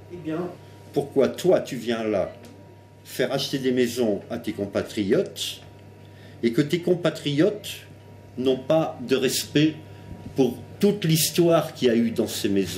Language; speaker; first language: French; native; French